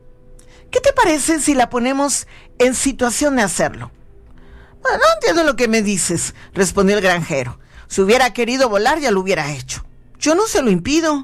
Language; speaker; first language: Spanish; native; Spanish